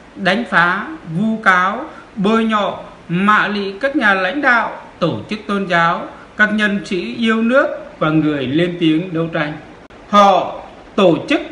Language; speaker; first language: Vietnamese; native; Vietnamese